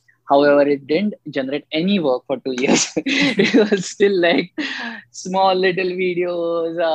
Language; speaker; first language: English; non-native, local second language; Marathi